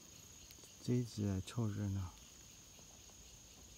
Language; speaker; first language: Chinese; native; Chinese